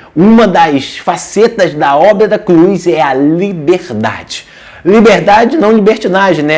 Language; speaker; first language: Portuguese; native; Portuguese